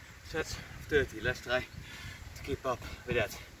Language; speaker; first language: English; non-native, fluent; Dutch